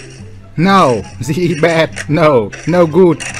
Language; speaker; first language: English; non-native, learner; Vietnamese